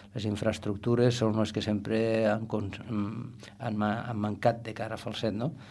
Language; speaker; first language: Catalan; native; Catalan